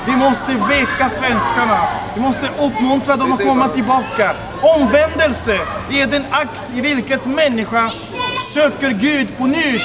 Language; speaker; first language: Swedish; non-native, fluent; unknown